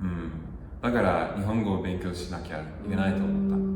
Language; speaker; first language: Japanese; non-native, learner; English